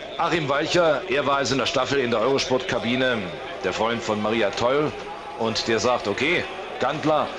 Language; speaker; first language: German; native; German